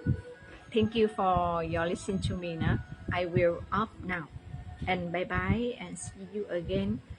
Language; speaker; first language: English; non-native, learner; Vietnamese